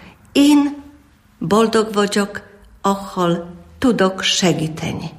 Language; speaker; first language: Hungarian; non-native, learner; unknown